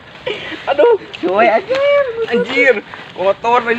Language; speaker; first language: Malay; non-native, local second language; Sundanese